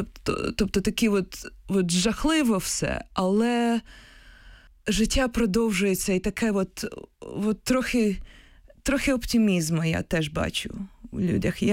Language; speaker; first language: Ukrainian; early bilingual, heritage; Ukrainian